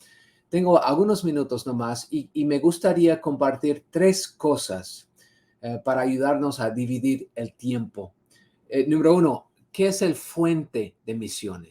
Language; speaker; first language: Spanish; non-native, fluent; English